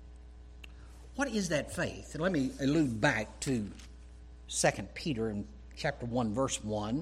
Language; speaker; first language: English; native; English